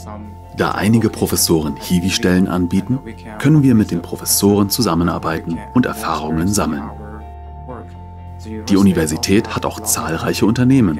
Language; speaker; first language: German; non-native, learner; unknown